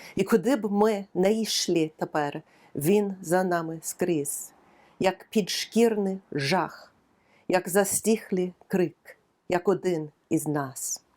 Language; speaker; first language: Ukrainian; non-native, fluent; English